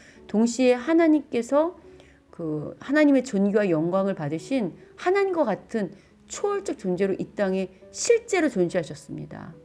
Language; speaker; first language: Korean; native; Korean